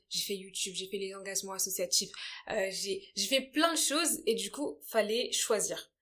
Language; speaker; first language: French; early bilingual, other home language; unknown